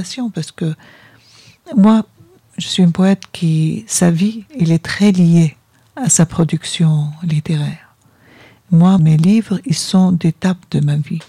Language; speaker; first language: French; non-native, fluent; Arabic